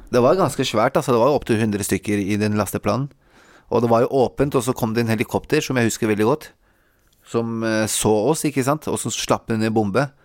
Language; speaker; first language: Norwegian; early bilingual, other home language; Kurdish